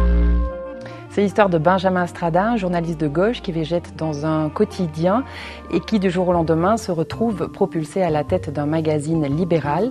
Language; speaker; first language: French; native; French